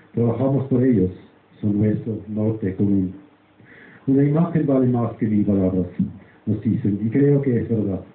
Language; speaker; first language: Spanish; non-native, fluent; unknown